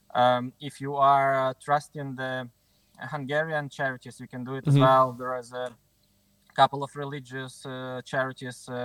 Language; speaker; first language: English; non-native, fluent; Ukrainian